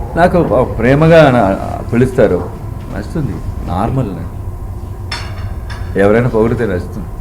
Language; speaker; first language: Telugu; non-native, learner; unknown